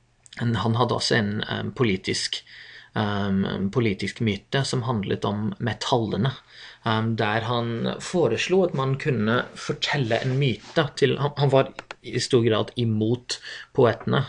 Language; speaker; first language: Norwegian; non-native, fluent; English